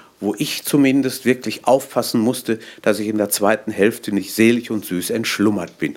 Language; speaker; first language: German; native; German